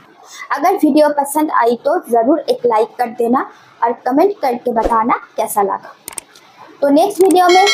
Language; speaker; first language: Hindi; non-native, local second language; Bangla